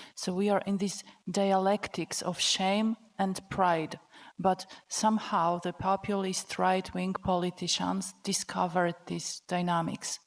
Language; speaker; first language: English; non-native, fluent; Polish